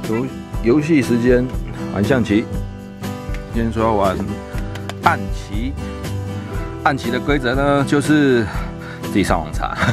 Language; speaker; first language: Chinese; native; Chinese